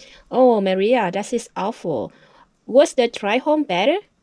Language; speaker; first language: English; non-native, learner; Vietnamese